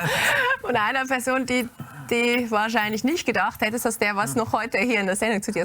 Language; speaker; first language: German; native; German